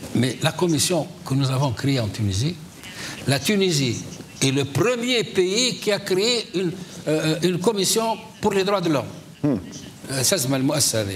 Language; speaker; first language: French; non-native, local second language; Arabic